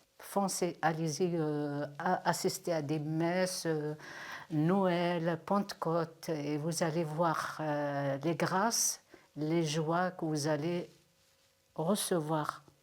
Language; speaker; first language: French; non-native, local second language; Kabyle